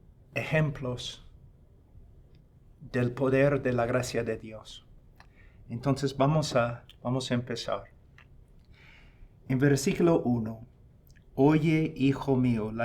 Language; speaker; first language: Spanish; non-native, fluent; English